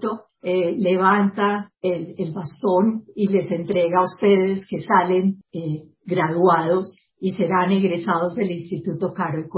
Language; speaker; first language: Spanish; native; Spanish